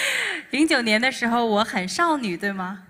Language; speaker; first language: Chinese; native; Chinese